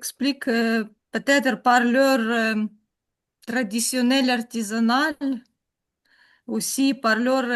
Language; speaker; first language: French; non-native, learner; Ukrainian